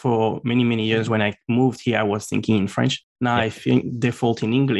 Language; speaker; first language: English; non-native, fluent; French